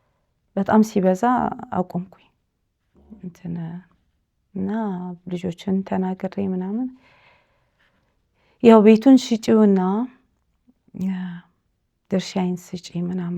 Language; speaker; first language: Amharic; early bilingual, heritage; Amharic